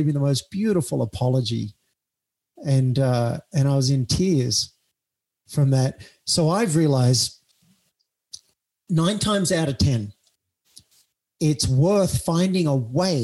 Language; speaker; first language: English; native; English